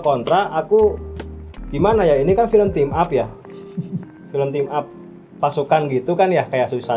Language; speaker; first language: Indonesian; native; Indonesian